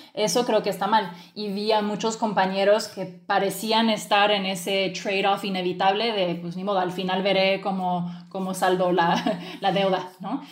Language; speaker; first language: Spanish; early bilingual, other home language; French